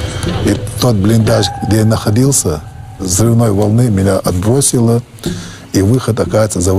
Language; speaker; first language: Russian; non-native, local second language; Chechen